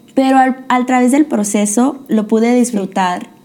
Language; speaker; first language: Spanish; early bilingual, heritage; Spanish